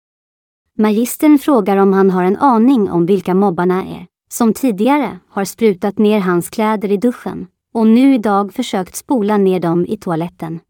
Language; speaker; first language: Swedish; native; Swedish